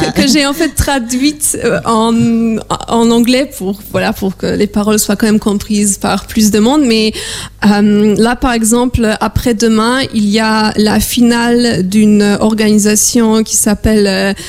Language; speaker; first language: French; non-native, fluent; Polish